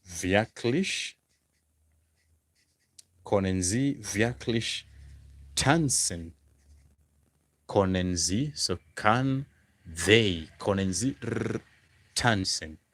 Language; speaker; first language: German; non-native, fluent; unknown